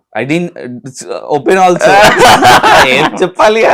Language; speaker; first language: Telugu; non-native, learner; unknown